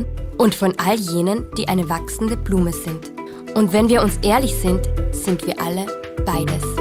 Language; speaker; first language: German; native; German